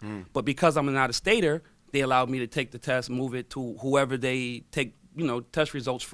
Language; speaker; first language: English; native; English